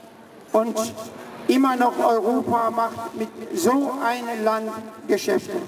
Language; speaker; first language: German; early bilingual, other home language; Persian